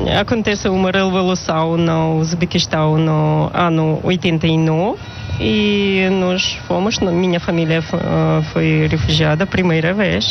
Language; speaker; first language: Portuguese; non-native, local second language; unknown